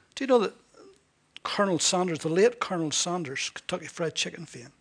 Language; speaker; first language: English; native; English